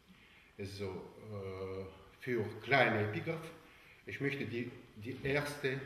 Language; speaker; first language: German; non-native, learner; Russian